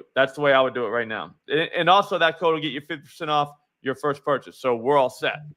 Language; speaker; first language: English; native; English